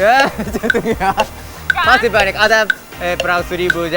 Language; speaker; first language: Indonesian; non-native, fluent; Japanese